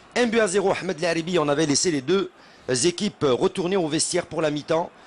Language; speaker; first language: French; non-native, local second language; Arabic